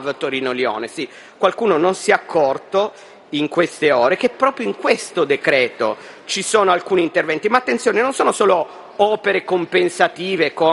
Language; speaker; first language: Italian; native; Italian